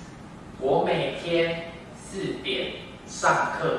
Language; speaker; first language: Chinese; non-native, learner; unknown